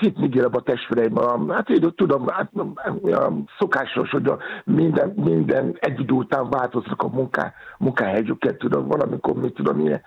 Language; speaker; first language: Hungarian; non-native, fluent; Yoruba